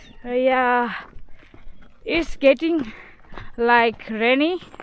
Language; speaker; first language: English; non-native, learner; Tibetan